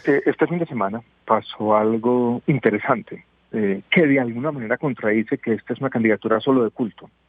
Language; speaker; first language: Spanish; native; Spanish